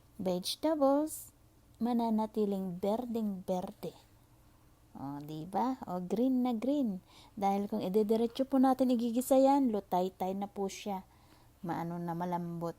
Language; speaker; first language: Filipino; non-native, local second language; Iloko